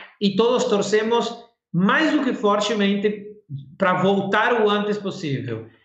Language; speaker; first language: Portuguese; non-native, fluent; Spanish